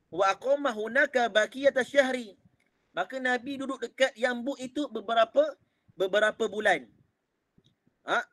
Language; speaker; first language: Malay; native; Malay